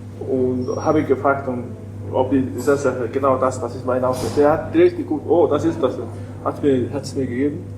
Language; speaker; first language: German; non-native, learner; Mongolian